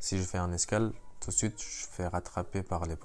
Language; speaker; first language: French; non-native, fluent; Uyghur